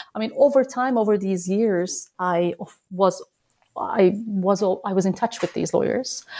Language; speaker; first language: English; non-native, fluent; Turkish